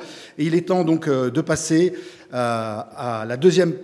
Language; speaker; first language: French; native; French